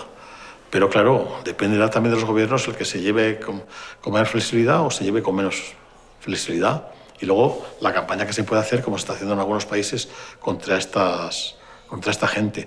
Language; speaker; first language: Spanish; native; Spanish